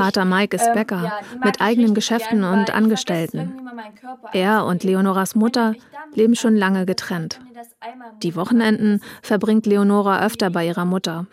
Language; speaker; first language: German; native; German